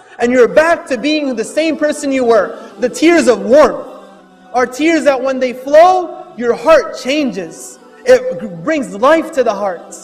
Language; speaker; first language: English; native; English